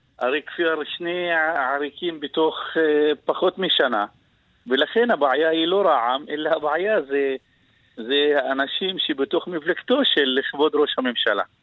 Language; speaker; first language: Hebrew; non-native, local second language; Arabic